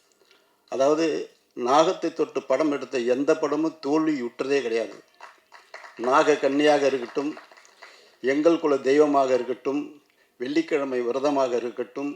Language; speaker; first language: Tamil; native; Tamil